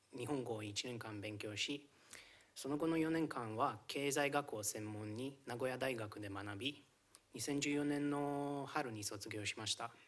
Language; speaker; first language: Japanese; non-native, fluent; Romanian